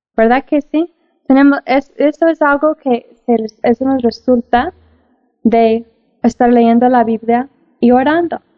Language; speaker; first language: Spanish; non-native, fluent; English